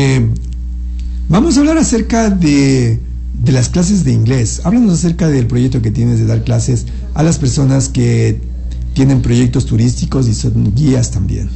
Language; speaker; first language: Spanish; native; Spanish